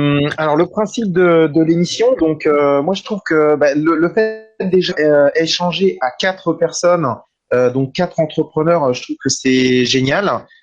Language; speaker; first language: French; native; French